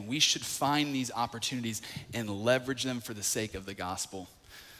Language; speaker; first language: English; native; English